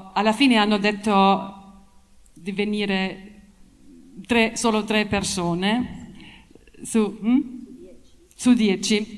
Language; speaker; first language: Italian; non-native, fluent; German